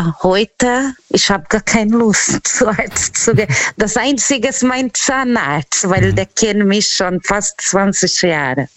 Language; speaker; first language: German; non-native, fluent; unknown